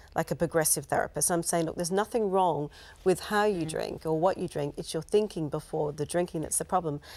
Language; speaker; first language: English; native; English